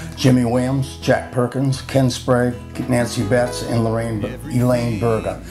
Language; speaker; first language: English; native; English